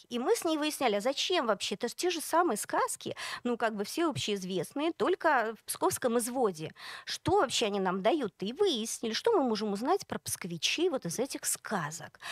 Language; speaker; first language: Russian; native; Russian